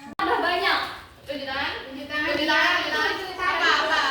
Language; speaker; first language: Indonesian; native; Indonesian